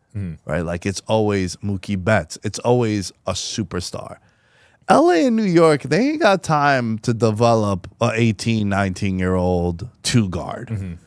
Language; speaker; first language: English; native; English